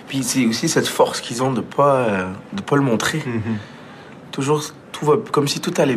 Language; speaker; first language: French; early bilingual, other home language; Arabic